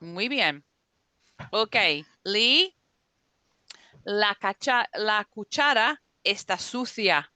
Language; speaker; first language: Spanish; non-native, fluent; English